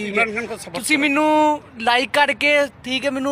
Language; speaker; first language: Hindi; non-native, local second language; Punjabi